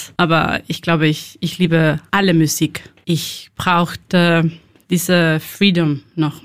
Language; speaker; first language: German; non-native, learner; Spanish